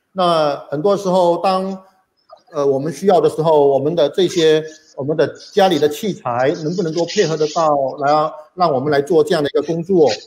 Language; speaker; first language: Chinese; native; Chinese